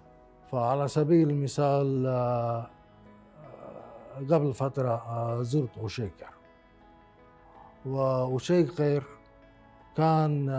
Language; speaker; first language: Arabic; non-native, fluent; Japanese